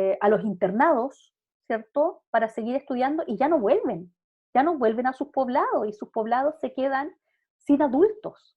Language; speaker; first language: Spanish; native; Spanish